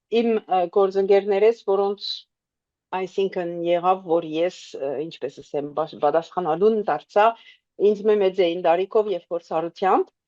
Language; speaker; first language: Armenian; early bilingual, heritage; Armenian